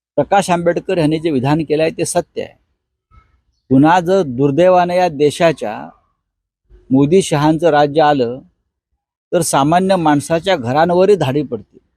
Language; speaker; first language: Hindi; non-native, local second language; Marathi